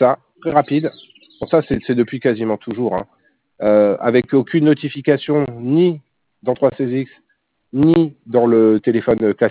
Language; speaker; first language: French; native; French